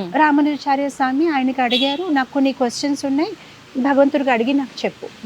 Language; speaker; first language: Telugu; non-native, fluent; Gujarati